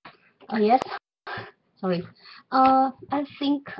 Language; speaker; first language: English; non-native, learner; Chinese